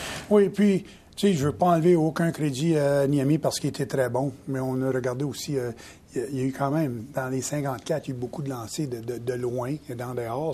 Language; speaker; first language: French; native; French